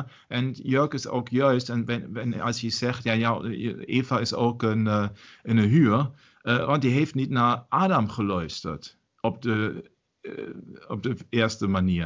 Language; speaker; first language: Dutch; non-native, learner; German